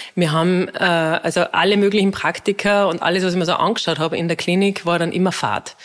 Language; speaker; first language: German; native; German